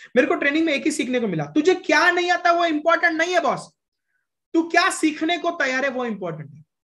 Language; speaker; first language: Hindi; non-native, local second language; Marathi